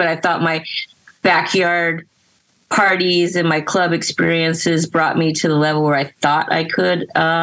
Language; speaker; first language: English; native; English